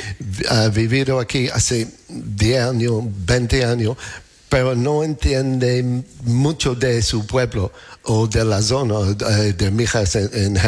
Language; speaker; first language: Spanish; non-native, learner; English